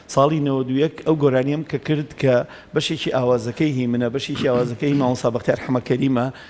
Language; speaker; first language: Central Kurdish; native; Central Kurdish